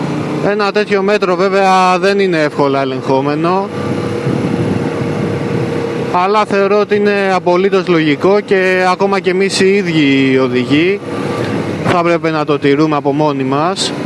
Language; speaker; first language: Greek; native; Greek